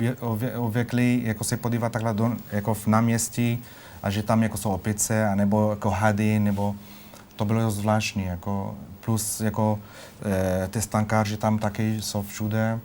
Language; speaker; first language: Czech; non-native, fluent; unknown